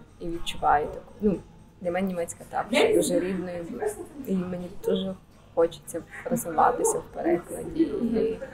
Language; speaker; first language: Ukrainian; native; Ukrainian